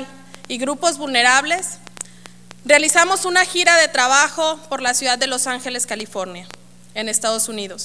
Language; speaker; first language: Spanish; native; Spanish